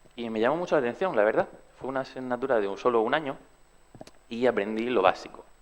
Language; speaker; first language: Spanish; early bilingual, other home language; Romanian